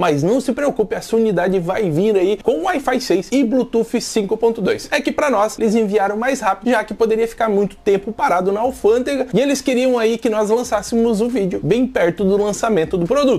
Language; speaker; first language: Portuguese; native; Portuguese